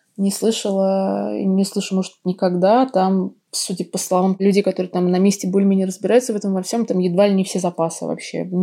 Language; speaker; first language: Russian; native; Russian